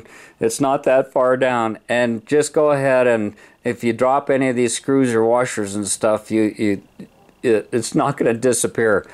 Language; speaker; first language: English; native; English